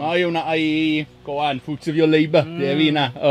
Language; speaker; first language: Cebuano; non-native, learner; English